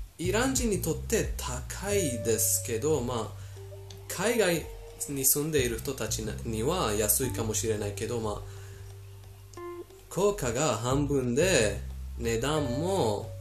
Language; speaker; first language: Japanese; non-native, fluent; Persian